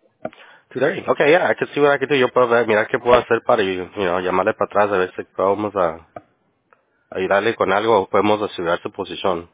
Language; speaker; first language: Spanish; early bilingual, heritage; Spanish